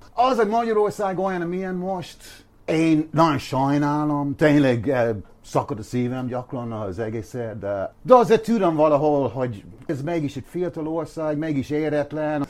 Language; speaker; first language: Hungarian; non-native, fluent; English